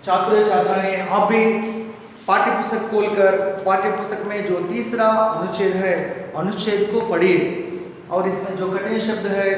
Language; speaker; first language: Hindi; non-native, local second language; Telugu